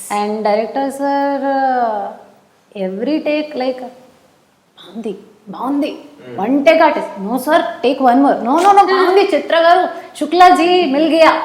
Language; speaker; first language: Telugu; non-native, learner; Hindi